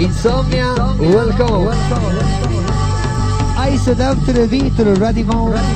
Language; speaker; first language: English; non-native, learner; Italian